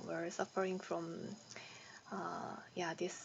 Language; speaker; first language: English; non-native, learner; Korean